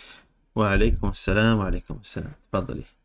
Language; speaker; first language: Arabic; non-native, fluent; English